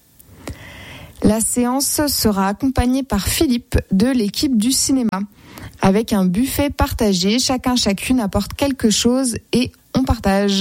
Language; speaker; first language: French; native; French